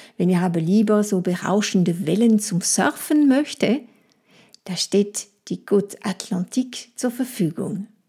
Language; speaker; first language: German; non-native, fluent; French